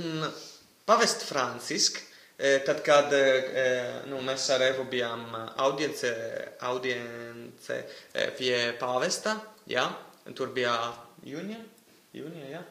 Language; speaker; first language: Latvian; non-native, fluent; Italian